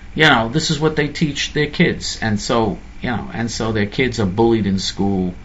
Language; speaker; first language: English; native; English